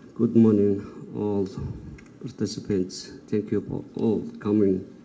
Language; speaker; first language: English; non-native, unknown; Mongolian